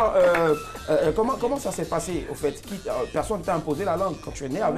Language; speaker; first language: French; native; French